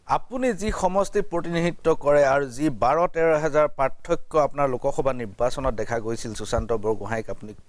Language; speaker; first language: Assamese; native; Assamese